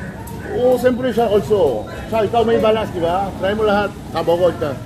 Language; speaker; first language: Filipino; non-native, learner; Korean